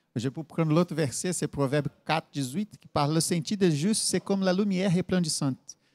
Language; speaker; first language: French; non-native, learner; Portuguese